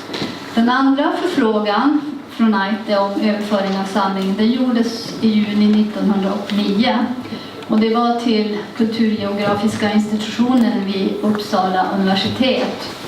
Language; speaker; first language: Swedish; native; Swedish